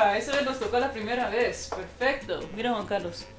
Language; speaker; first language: Spanish; native; Spanish